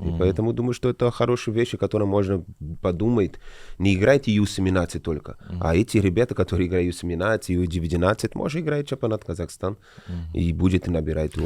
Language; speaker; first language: Russian; non-native, learner; Portuguese